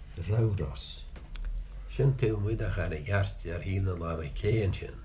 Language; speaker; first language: Irish; native; Irish